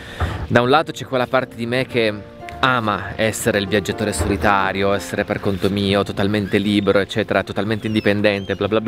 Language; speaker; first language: Italian; native; Italian